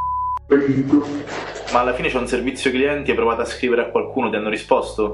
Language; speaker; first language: Italian; native; Italian